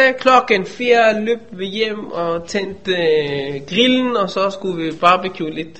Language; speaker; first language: Danish; non-native, fluent; Hebrew